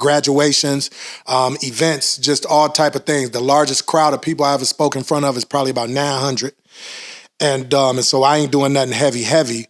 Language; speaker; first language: English; native; English